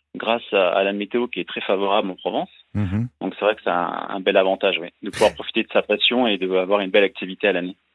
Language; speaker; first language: French; native; French